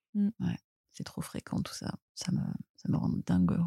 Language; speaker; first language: French; native; French